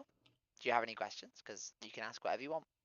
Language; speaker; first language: English; native; English